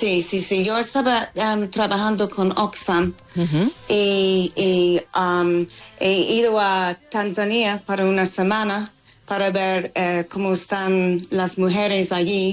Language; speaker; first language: Spanish; non-native, fluent; English